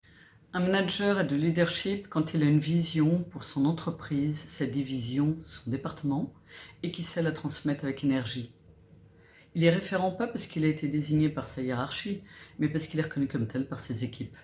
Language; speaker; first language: French; native; French